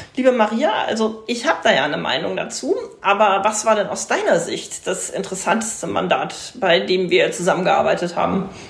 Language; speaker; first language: German; early bilingual, other home language; Bulgarian